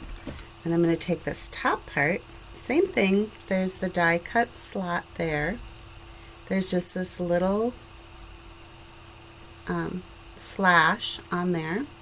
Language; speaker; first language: English; native; English